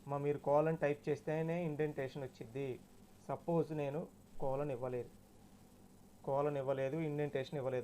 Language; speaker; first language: Telugu; native; Telugu